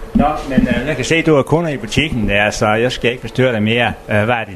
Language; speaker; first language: Danish; native; Danish